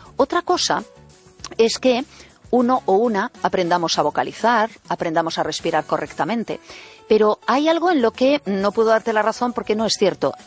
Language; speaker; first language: Spanish; native; Spanish